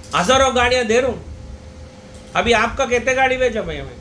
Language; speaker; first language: Hindi; non-native, local second language; Telugu